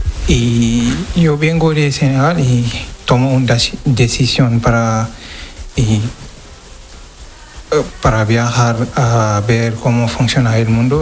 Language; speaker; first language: Spanish; non-native, learner; Wolof